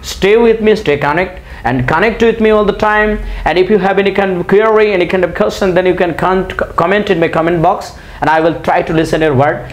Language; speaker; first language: English; non-native, local second language; Bangla